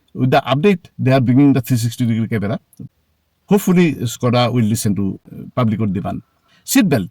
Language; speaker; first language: English; non-native, local second language; Bangla